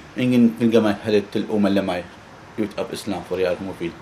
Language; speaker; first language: Norwegian; non-native, fluent; Arabic